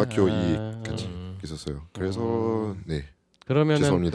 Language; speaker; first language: Korean; non-native, learner; French